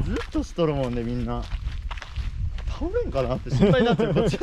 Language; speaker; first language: Japanese; native; Japanese